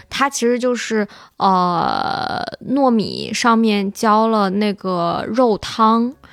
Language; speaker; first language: Chinese; native; Chinese